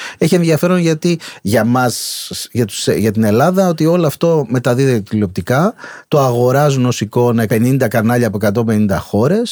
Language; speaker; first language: Greek; native; Greek